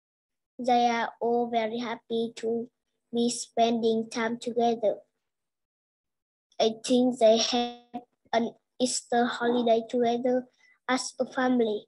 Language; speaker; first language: English; non-native, learner; Vietnamese